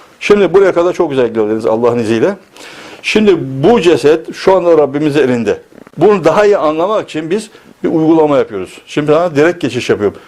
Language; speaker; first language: Turkish; native; Turkish